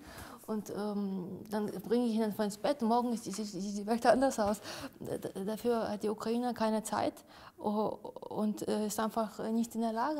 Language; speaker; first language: German; non-native, fluent; Russian